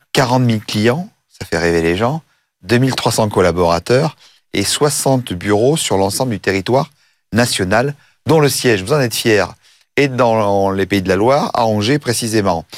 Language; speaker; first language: French; native; French